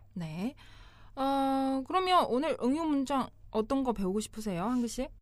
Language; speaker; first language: Korean; non-native, fluent; Chinese